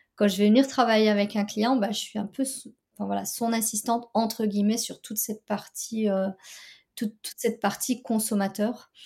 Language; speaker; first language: French; native; French